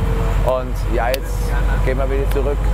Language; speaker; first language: German; native; German